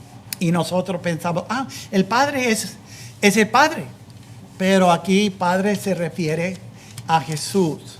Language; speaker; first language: Spanish; non-native, fluent; English